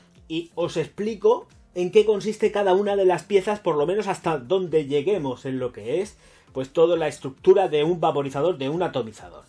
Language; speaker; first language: Spanish; native; Spanish